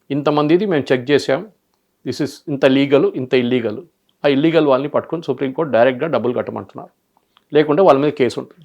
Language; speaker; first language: Telugu; non-native, local second language; Malayalam